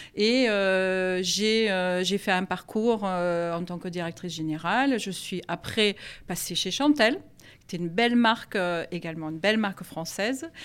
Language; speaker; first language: French; non-native, fluent; German